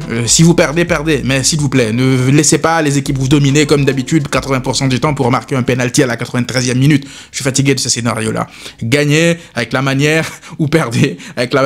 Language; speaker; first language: French; native; French